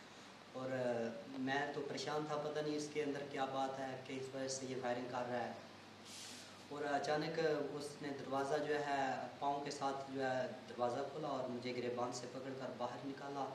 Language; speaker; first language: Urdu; non-native, local second language; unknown